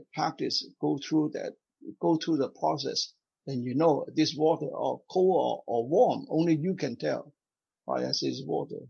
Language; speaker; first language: English; non-native, fluent; Vietnamese